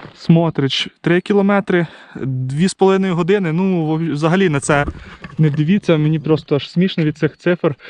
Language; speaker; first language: Ukrainian; non-native, local second language; Russian